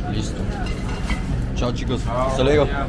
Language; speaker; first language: Spanish; non-native, learner; German